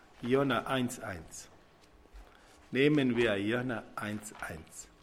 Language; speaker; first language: German; non-native, fluent; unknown